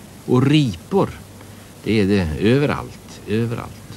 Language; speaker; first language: Swedish; native; Swedish